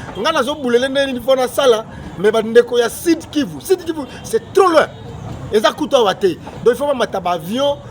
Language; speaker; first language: Lingala; non-native, local second language; Kituba (Democratic Republic of Congo)